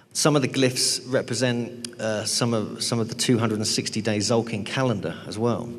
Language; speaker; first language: English; native; English